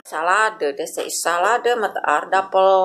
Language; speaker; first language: Dutch; non-native, learner; Indonesian